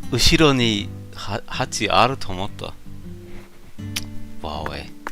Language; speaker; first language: Japanese; non-native, learner; German